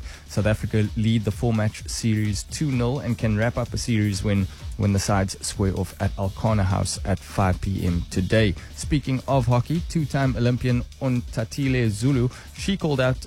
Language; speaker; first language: English; native; English